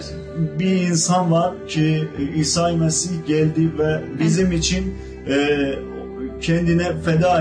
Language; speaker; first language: Turkish; non-native, local second language; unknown